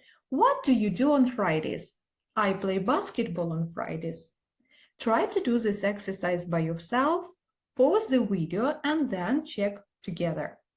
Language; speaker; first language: English; non-native, fluent; Ukrainian